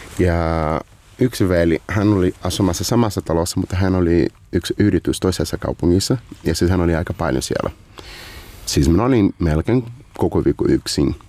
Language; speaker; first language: Finnish; non-native, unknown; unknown